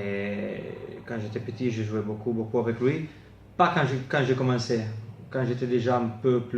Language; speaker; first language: French; non-native, fluent; Italian